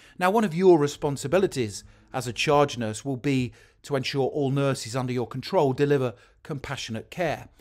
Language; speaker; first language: English; native; English